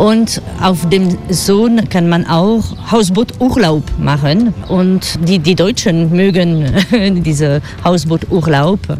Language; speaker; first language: German; non-native, fluent; French